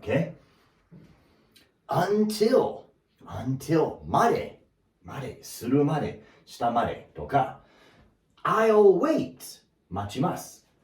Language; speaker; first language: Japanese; non-native, learner; English